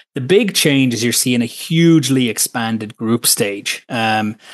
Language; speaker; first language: English; native; English